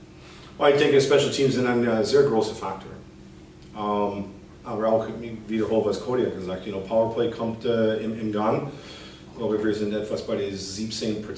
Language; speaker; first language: German; non-native, fluent; English